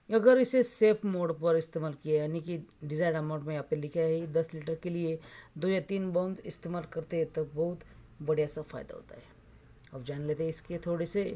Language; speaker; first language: Hindi; non-native, local second language; Marathi